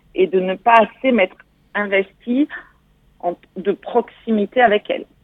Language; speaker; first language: French; native; French